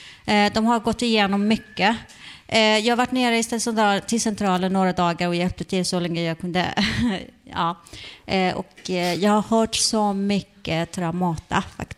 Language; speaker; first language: Swedish; non-native, fluent; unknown